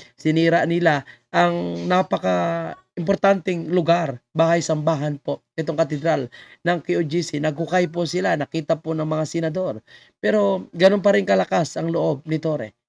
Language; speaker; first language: Filipino; native; Filipino